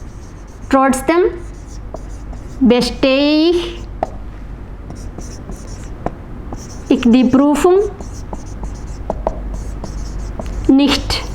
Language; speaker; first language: German; non-native, fluent; Malayalam